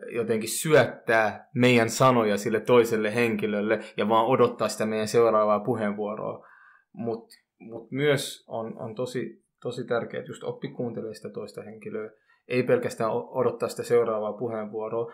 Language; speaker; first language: Finnish; early bilingual, other home language; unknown